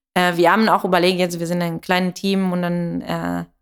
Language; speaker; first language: German; non-native, fluent; Italian